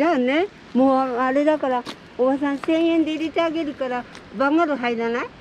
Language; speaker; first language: Japanese; native; Japanese